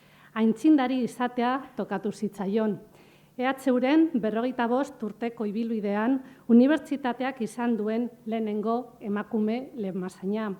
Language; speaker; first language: Basque; native; Basque